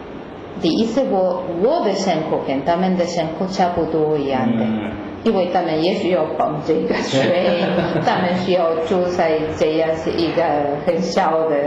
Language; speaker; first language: Chinese; non-native, learner; Spanish